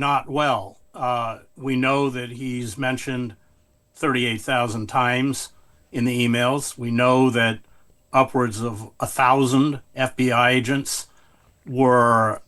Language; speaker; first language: English; native; English